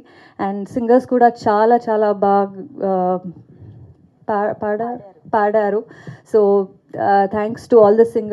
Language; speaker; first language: Telugu; non-native, fluent; Kannada